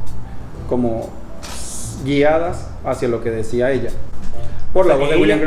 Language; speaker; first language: Spanish; native; Spanish